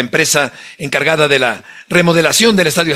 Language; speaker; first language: Spanish; native; Spanish